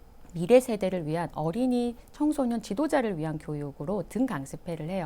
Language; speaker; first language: Korean; native; Korean